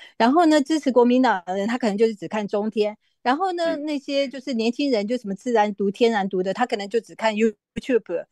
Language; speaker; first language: Chinese; native; Chinese